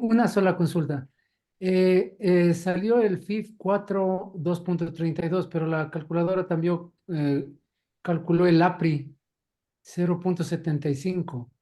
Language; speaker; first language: Spanish; native; Spanish